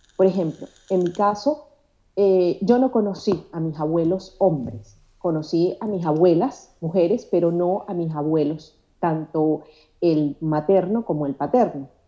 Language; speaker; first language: Spanish; native; Spanish